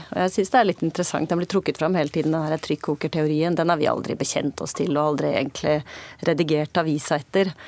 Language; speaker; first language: Norwegian; native; Norwegian